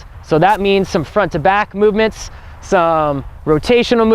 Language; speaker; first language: English; native; English